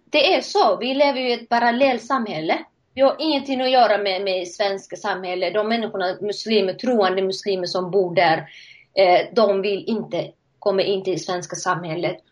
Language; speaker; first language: Swedish; non-native, fluent; Somali